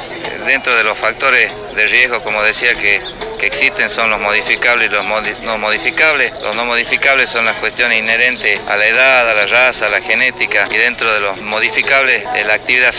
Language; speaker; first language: Spanish; native; Spanish